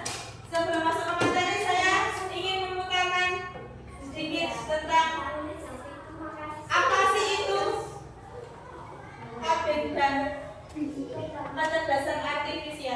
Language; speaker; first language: Indonesian; non-native, local second language; Javanese